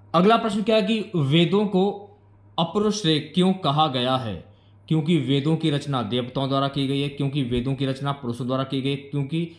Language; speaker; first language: Hindi; native; Hindi